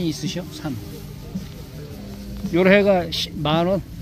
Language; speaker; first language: Korean; native; Korean